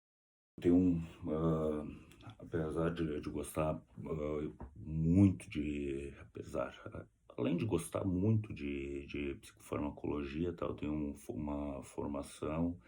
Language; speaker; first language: Portuguese; native; Portuguese